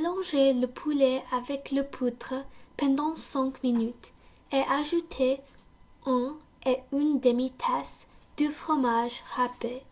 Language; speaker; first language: French; non-native, learner; English